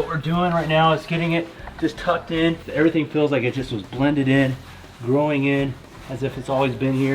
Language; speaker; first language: English; native; English